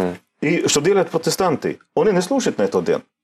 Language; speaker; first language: Russian; non-native, learner; Swedish